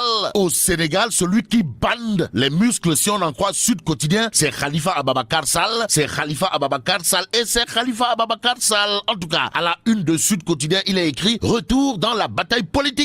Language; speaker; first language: French; non-native, local second language; Wolof